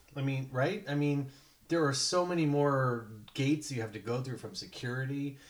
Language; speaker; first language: English; native; English